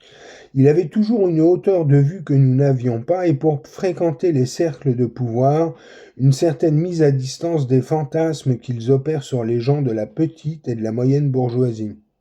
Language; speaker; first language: French; native; French